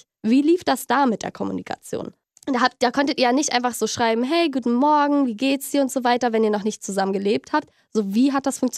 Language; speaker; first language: German; native; German